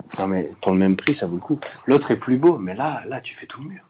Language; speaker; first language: French; native; French